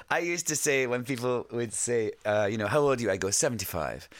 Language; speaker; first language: English; native; English